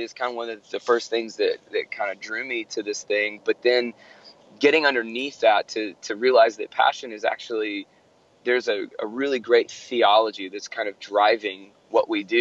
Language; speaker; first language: English; native; English